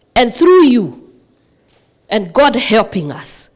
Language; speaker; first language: English; non-native, local second language; Swahili